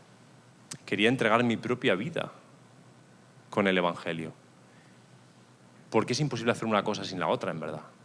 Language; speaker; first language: Spanish; native; Spanish